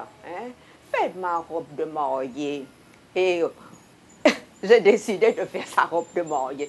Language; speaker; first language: French; non-native, local second language; Hakka Chinese